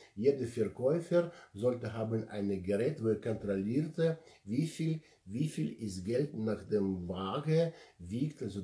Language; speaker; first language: German; non-native, learner; Russian